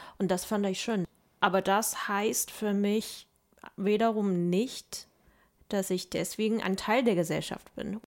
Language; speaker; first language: German; non-native, fluent; Chinese